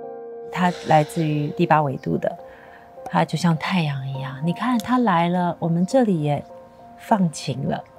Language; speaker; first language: Chinese; native; Chinese